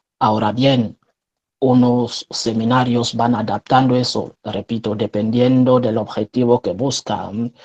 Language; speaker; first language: Spanish; non-native, fluent; French